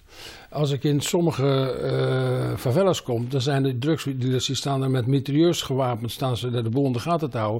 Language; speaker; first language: Dutch; native; Dutch